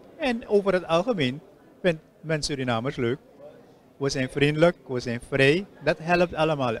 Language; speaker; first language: Dutch; native; Dutch